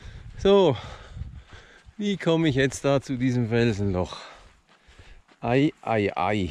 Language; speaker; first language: German; native; German